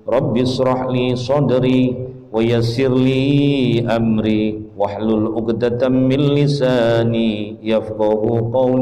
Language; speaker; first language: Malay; non-native, local second language; Javanese